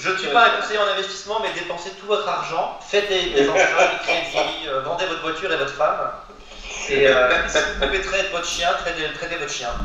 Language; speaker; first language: French; native; French